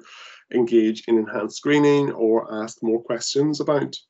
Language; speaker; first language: English; native; English